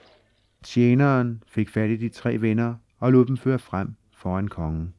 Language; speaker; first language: Danish; native; Danish